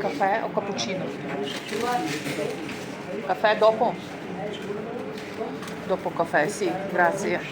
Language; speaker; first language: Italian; non-native, learner; Ukrainian